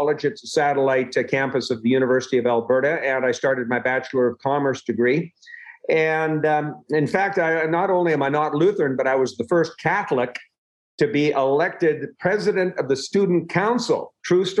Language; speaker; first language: English; native; English